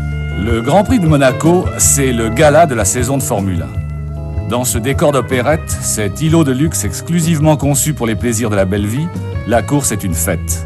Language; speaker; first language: French; native; French